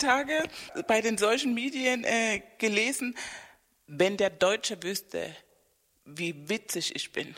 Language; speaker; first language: German; non-native, fluent; Spanish